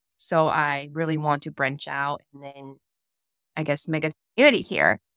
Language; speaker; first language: English; non-native, fluent; Chinese